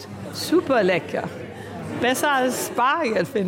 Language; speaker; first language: German; early bilingual, heritage; Swedish